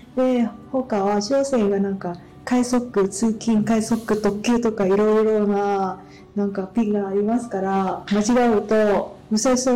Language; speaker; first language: Japanese; non-native, fluent; Vietnamese